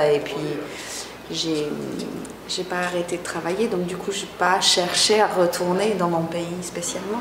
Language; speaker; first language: French; non-native, fluent; English